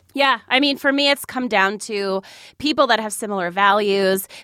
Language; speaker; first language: English; native; English